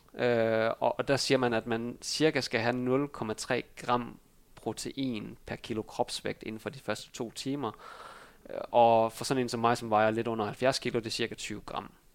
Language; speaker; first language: Danish; early bilingual, other home language; Vietnamese